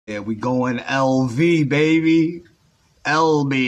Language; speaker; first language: English; native; English